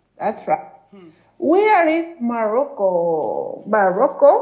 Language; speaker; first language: English; non-native, learner; Spanish